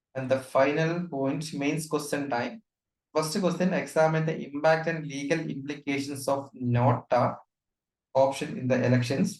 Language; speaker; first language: English; non-native, local second language; Malayalam